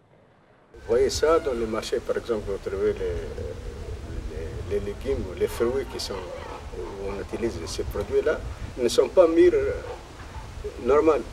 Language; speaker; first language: French; non-native, local second language; Arabic